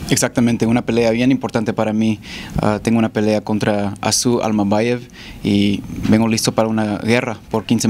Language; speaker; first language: Spanish; early bilingual, heritage; Spanish